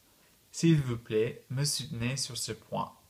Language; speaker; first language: French; non-native, fluent; English